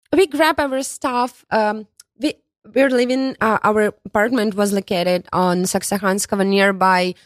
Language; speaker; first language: English; non-native, fluent; Ukrainian